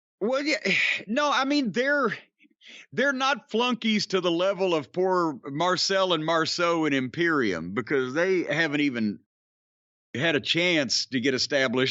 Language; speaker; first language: English; native; English